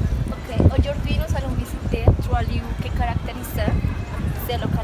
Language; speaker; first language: French; non-native, learner; Spanish